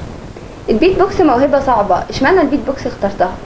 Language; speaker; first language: Arabic; native; Arabic